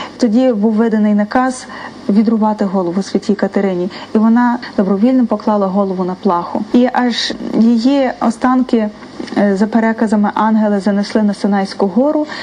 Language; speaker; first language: Ukrainian; native; Ukrainian